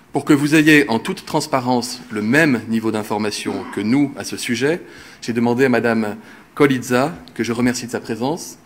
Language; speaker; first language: French; non-native, fluent; Italian